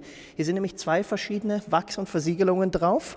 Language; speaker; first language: German; native; German